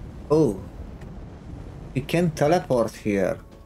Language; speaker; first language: English; non-native, fluent; Romanian